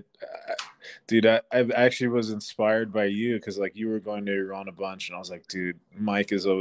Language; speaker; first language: English; native; English